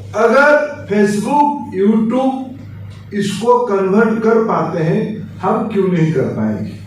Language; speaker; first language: Hindi; non-native, local second language; Odia